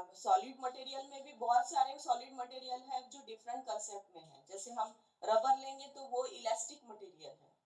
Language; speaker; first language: Hindi; non-native, local second language; Marathi